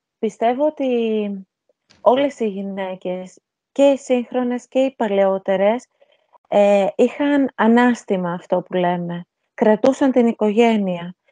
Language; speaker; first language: Greek; native; Greek